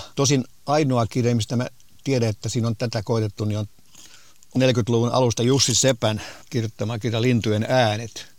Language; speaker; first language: Finnish; native; Finnish